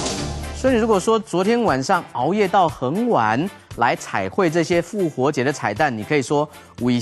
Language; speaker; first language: Chinese; native; Chinese